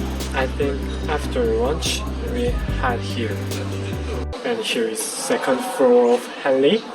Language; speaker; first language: English; non-native, learner; Korean